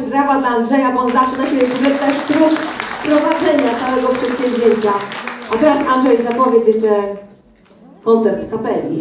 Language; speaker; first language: Polish; native; Polish